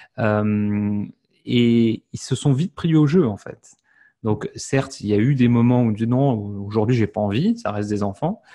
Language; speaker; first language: French; native; French